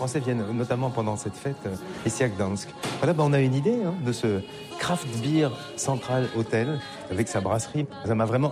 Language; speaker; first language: French; native; French